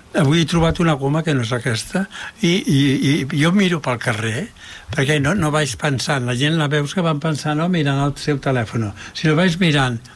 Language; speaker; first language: Catalan; non-native, local second language; Spanish